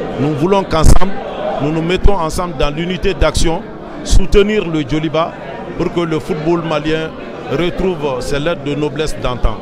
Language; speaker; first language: French; non-native, local second language; Bambara